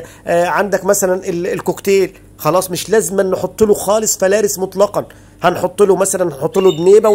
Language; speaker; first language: Arabic; native; Arabic